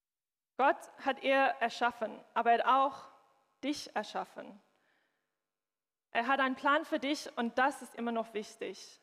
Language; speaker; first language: German; non-native, fluent; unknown